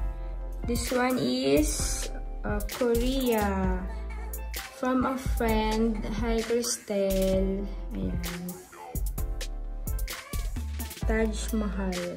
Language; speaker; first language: English; non-native, local second language; Filipino